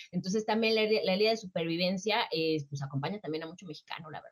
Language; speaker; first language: Spanish; native; Spanish